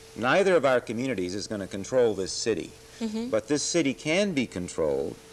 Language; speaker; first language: English; native; English